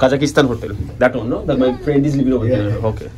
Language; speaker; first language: English; non-native, local second language; Bangla